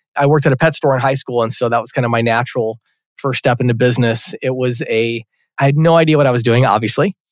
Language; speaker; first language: English; native; English